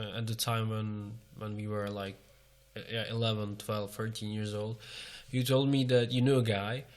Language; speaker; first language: English; non-native, learner; Czech